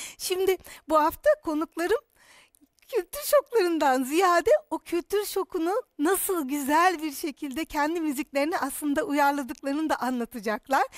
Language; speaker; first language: Turkish; native; Turkish